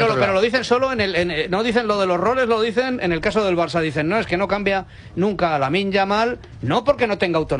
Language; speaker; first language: Spanish; native; Spanish